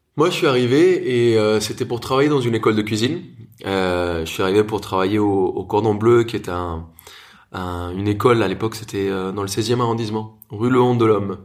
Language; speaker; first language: French; non-native, fluent; Spanish